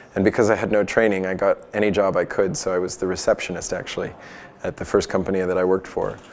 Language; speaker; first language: English; native; English